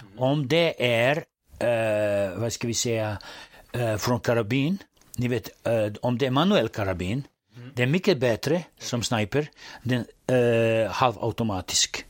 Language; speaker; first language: Swedish; non-native, fluent; Serbian